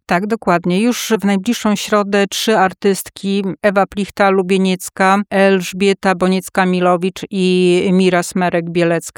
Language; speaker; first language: Polish; native; Polish